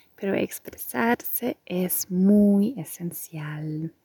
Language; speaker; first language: Spanish; non-native, fluent; German